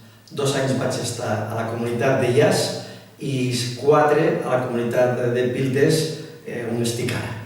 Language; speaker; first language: Catalan; non-native, local second language; Spanish